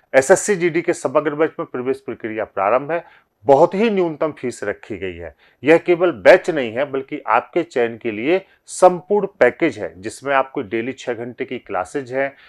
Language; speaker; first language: Hindi; native; Hindi